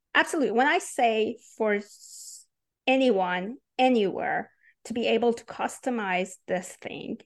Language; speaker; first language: English; non-native, fluent; Persian